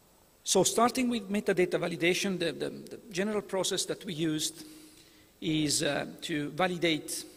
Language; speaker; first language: English; non-native, fluent; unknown